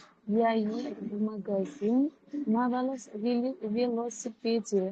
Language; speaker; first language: Russian; non-native, learner; Uzbek